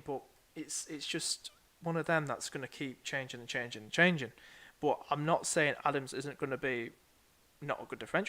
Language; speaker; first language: English; native; English